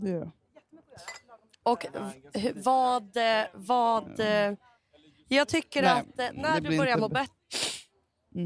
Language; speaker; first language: Swedish; native; Swedish